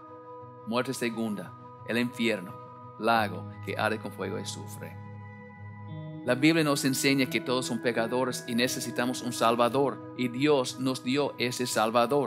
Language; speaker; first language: Spanish; non-native, learner; English